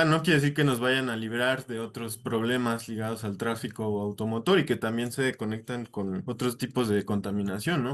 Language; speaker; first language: Spanish; native; Spanish